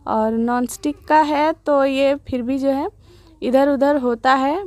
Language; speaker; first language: Hindi; native; Hindi